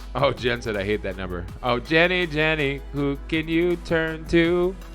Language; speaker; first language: English; native; English